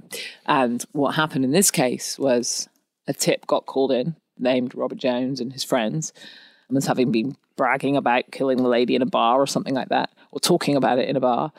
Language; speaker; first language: English; native; English